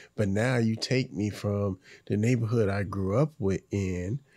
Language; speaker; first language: English; native; English